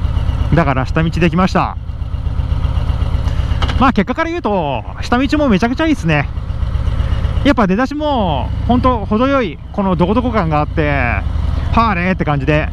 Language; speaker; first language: Japanese; native; Japanese